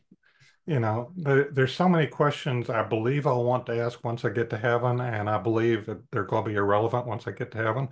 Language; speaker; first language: English; native; English